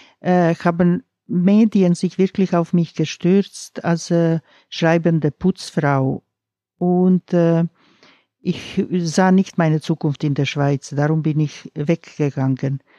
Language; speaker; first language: German; non-native, fluent; Croatian